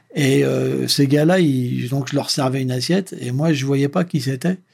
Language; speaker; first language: French; native; French